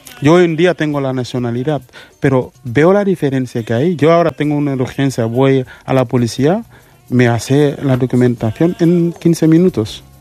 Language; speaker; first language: Spanish; non-native, fluent; Mandingo